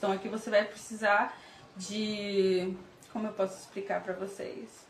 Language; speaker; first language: Portuguese; native; Portuguese